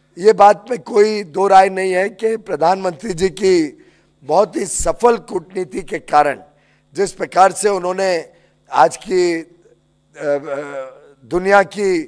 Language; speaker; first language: Hindi; native; Hindi